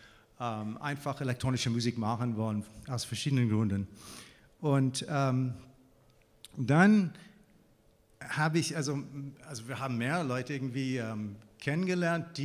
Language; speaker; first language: German; non-native, fluent; English